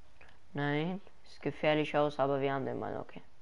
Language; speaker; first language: German; early bilingual, other home language; Persian